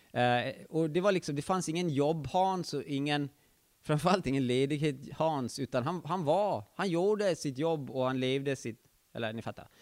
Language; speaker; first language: Swedish; native; Swedish